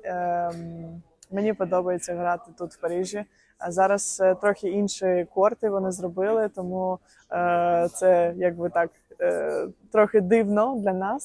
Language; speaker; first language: Ukrainian; non-native, local second language; Russian